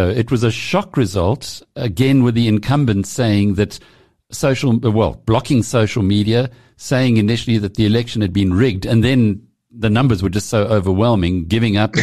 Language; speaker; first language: English; native; English